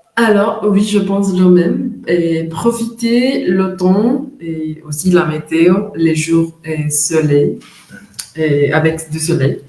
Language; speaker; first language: French; non-native, fluent; Spanish